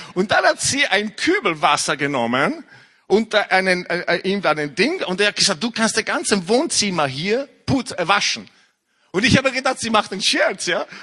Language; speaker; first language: German; non-native, fluent; Italian